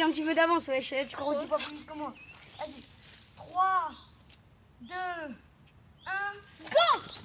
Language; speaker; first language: French; native; French